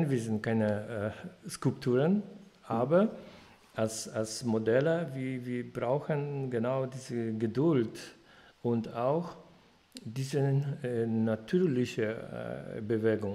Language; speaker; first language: German; non-native, fluent; Polish